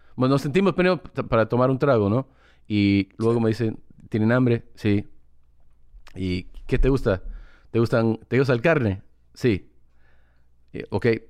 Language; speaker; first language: Spanish; early bilingual, heritage; English